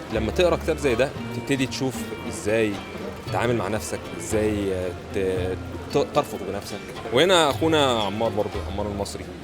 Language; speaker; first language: Arabic; native; Arabic